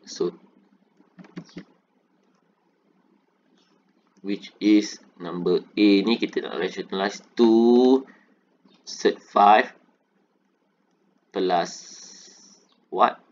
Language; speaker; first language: English; non-native, local second language; Malay